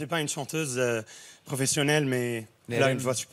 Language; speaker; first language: French; non-native, local second language; Arabic